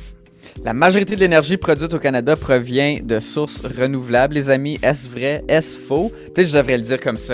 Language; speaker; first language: French; native; French